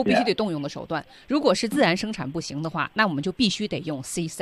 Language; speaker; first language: Chinese; native; Chinese